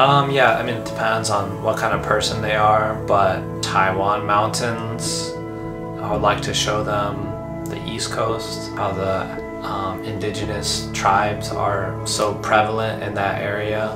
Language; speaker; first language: English; native; English